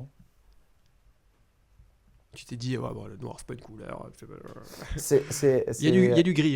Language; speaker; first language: French; native; French